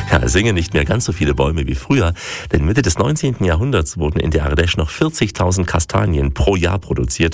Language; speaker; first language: German; native; German